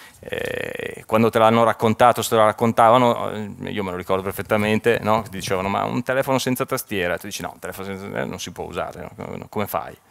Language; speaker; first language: Italian; native; Italian